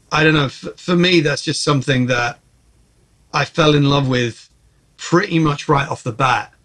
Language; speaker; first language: English; early bilingual, other home language; Czech